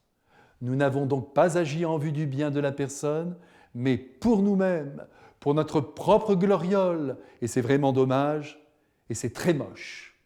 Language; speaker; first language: French; native; French